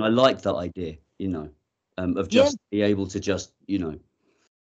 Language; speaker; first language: English; native; English